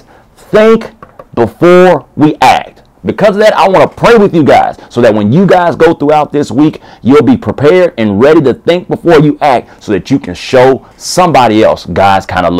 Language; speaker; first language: English; native; English